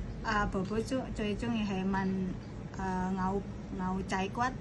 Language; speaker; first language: Cantonese; non-native, learner; Indonesian